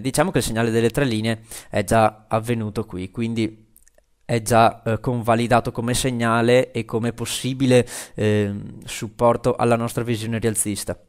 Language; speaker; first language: Italian; native; Italian